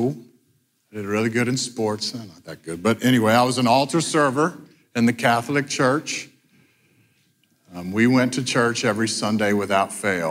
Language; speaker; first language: English; native; English